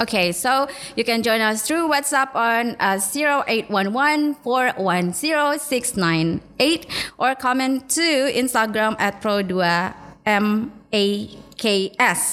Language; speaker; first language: English; non-native, fluent; Indonesian